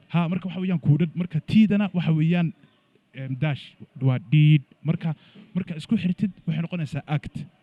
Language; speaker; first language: Somali; early bilingual, heritage; Somali